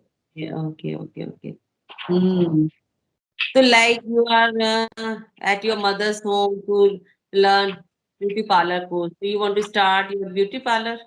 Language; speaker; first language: English; non-native, fluent; Hindi